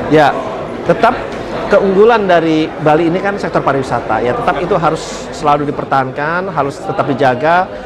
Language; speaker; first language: Indonesian; native; Indonesian